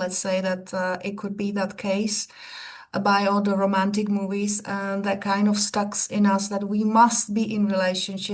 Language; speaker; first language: English; non-native, fluent; Czech